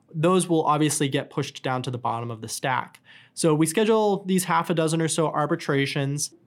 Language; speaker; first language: English; native; English